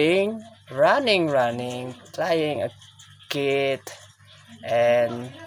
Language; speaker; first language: English; non-native, learner; Indonesian